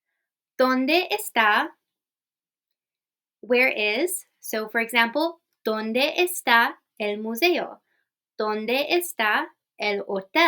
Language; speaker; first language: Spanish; non-native, fluent; English